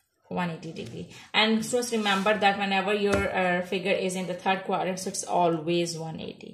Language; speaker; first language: English; non-native, local second language; Urdu